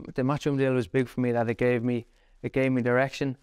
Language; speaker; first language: English; native; English